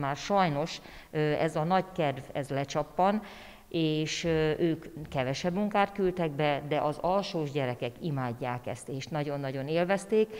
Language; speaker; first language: Hungarian; native; Hungarian